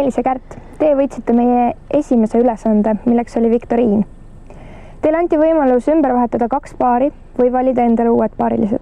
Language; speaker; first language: Estonian; native; Estonian